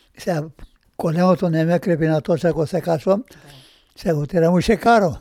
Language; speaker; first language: Macedonian; native; Macedonian